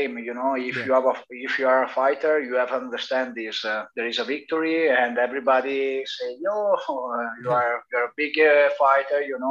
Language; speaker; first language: English; non-native, learner; Italian